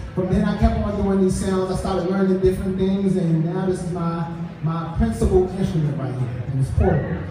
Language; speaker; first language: English; native; English